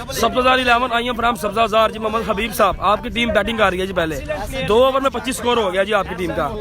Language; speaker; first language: Urdu; non-native, local second language; Punjabi